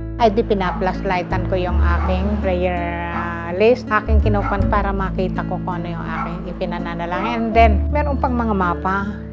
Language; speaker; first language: Filipino; native; Filipino